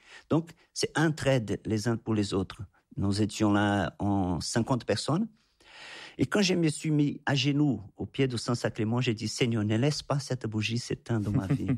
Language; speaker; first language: French; non-native, fluent; Portuguese